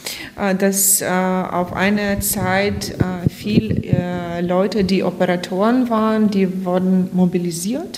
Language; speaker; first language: German; non-native, fluent; Ukrainian